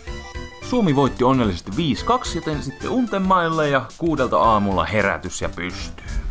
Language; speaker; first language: Finnish; native; Finnish